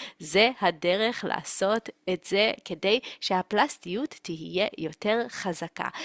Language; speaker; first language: Hebrew; native; Hebrew